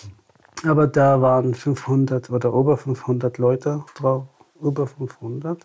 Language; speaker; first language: German; non-native, fluent; Tamasheq